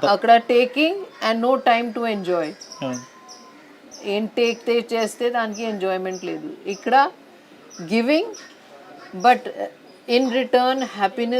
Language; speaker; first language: Telugu; non-native, fluent; Hindi